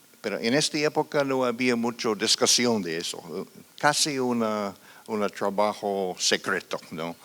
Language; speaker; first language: Spanish; non-native, fluent; English